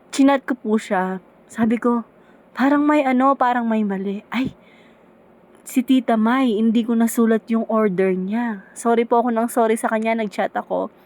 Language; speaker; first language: Filipino; native; Filipino